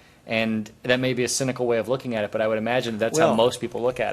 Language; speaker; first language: English; native; English